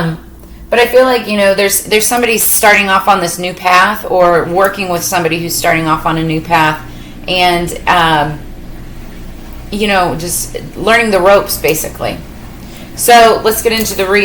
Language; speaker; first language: English; native; English